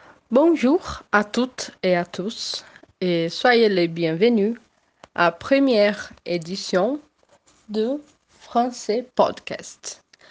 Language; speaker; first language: French; non-native, fluent; Portuguese